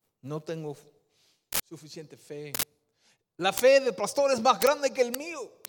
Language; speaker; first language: Spanish; non-native, fluent; Dutch